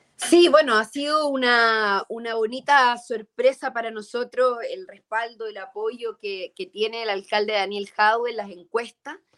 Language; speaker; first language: Spanish; native; Spanish